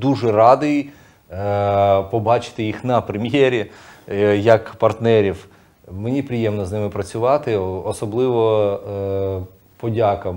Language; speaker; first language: Ukrainian; non-native, local second language; Russian